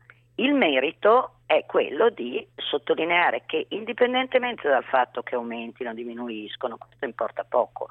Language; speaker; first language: Italian; native; Italian